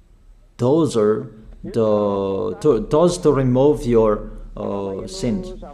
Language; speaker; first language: English; non-native, fluent; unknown